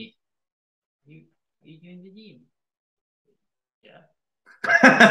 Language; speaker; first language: English; non-native, fluent; Spanish